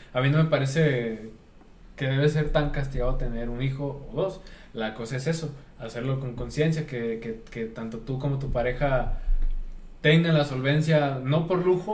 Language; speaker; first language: Spanish; native; Spanish